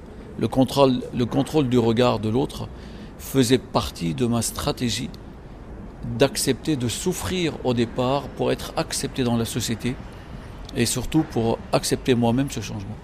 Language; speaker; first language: French; non-native, local second language; Arabic